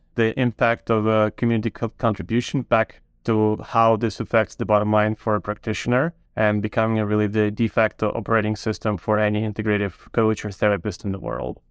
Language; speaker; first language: English; non-native, fluent; Ukrainian